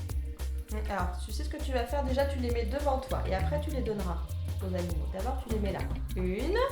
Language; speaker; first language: French; native; French